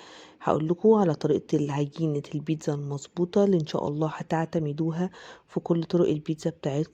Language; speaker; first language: Arabic; native; Arabic